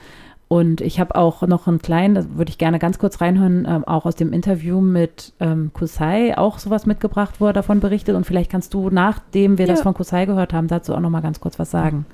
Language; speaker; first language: German; native; German